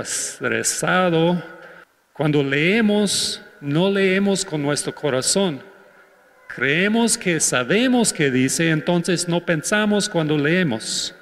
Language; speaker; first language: Spanish; non-native, fluent; English